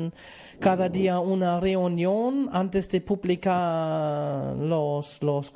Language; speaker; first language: Spanish; non-native, fluent; German